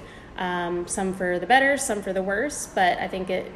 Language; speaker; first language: English; native; English